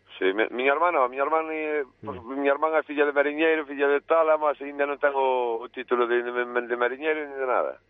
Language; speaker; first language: Galician; native; Galician